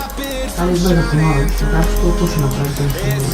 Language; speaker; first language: Bulgarian; native; Bulgarian